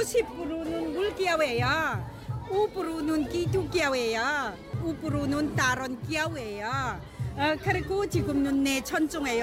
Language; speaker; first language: Korean; non-native, learner; Burmese